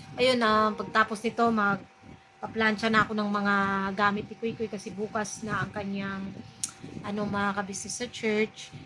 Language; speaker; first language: Filipino; native; Filipino